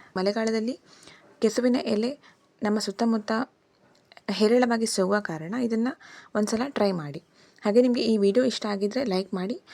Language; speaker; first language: Kannada; native; Kannada